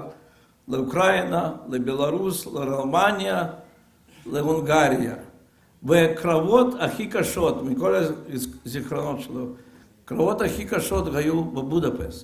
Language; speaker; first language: Hebrew; non-native, fluent; Russian